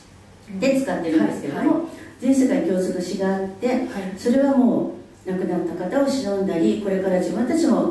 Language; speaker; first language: Japanese; native; Japanese